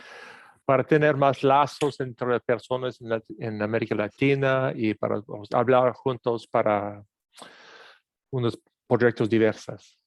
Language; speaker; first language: Spanish; non-native, fluent; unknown